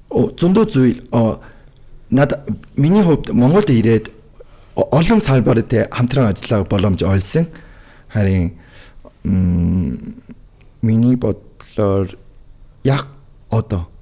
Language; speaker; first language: Mongolian; non-native, fluent; Korean